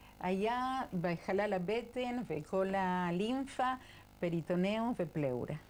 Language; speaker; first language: Hebrew; non-native, fluent; Spanish